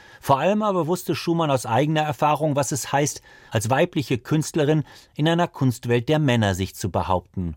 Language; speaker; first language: German; native; German